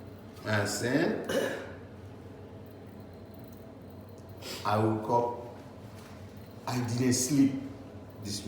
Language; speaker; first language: English; non-native, learner; Haitian Creole